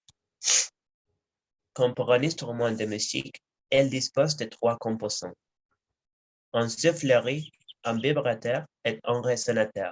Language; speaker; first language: French; non-native, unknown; Spanish